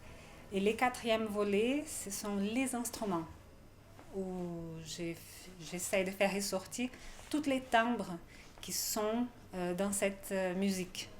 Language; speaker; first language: French; non-native, fluent; Portuguese